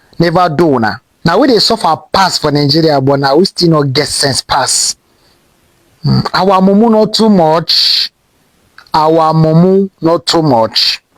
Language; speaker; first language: Nigerian Pidgin; non-native, local second language; Hausa